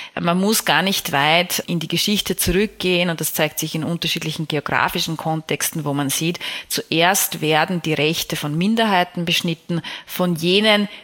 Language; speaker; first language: German; native; German